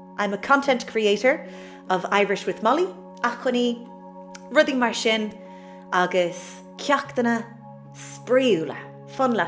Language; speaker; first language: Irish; non-native, local second language; English